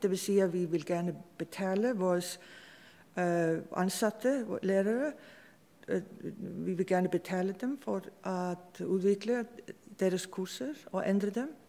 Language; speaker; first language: Danish; non-native, fluent; Icelandic